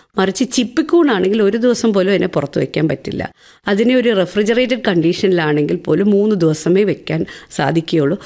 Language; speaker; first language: Malayalam; native; Malayalam